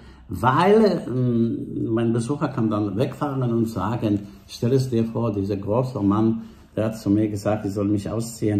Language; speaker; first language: German; non-native, fluent; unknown